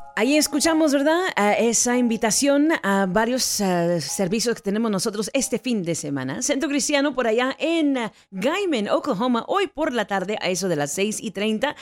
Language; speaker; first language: Spanish; early bilingual, heritage; Spanish